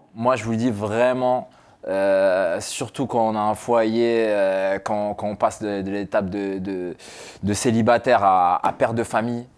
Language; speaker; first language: French; native; French